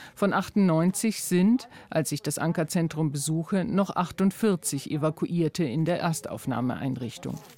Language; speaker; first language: German; native; German